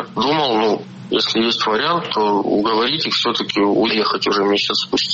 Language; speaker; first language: Russian; native; Russian